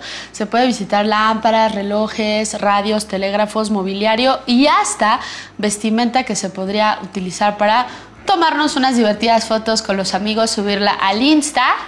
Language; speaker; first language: Spanish; native; Spanish